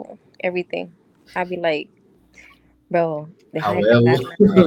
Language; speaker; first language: English; native; English